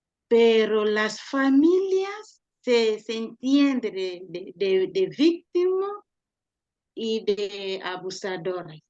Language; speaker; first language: Spanish; non-native, learner; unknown